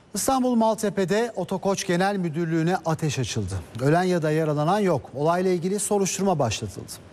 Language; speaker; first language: Turkish; native; Turkish